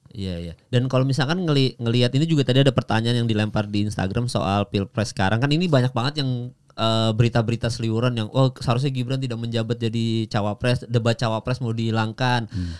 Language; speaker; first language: Indonesian; native; Indonesian